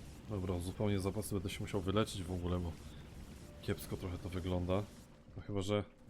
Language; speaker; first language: Polish; native; Polish